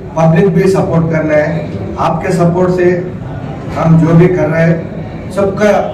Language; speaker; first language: Hindi; non-native, local second language; Urdu